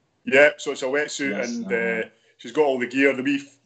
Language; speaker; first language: English; native; English